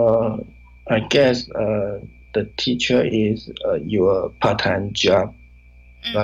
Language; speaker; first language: English; non-native, learner; Chinese